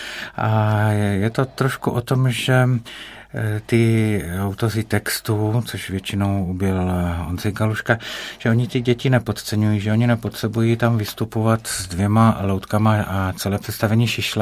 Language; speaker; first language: Czech; native; Czech